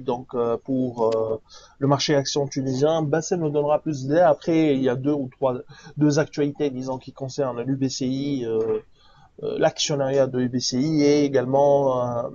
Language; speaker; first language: French; non-native, local second language; Arabic